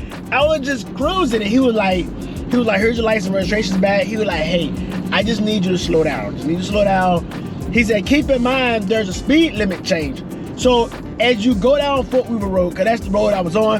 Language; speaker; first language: English; native; English